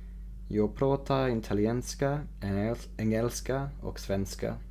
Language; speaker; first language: Swedish; non-native, learner; English